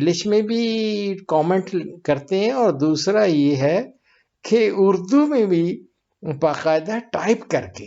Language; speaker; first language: Urdu; native; Urdu